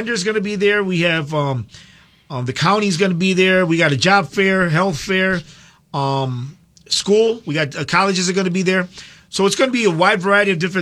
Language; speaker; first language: English; native; English